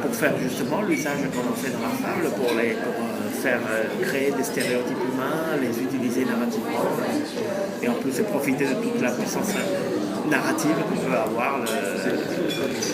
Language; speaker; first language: French; non-native, fluent; Spanish